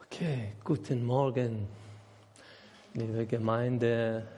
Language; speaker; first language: German; non-native, learner; Persian